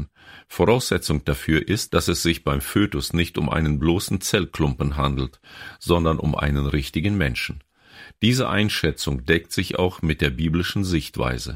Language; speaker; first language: German; native; German